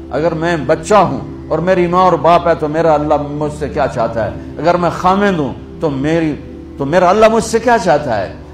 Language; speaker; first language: Urdu; non-native, local second language; Punjabi